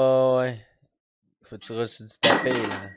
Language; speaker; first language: French; native; French